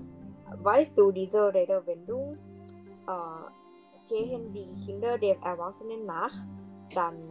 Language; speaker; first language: German; non-native, learner; Thai